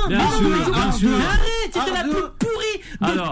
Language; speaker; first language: French; native; French